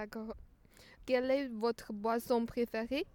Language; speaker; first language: French; non-native, learner; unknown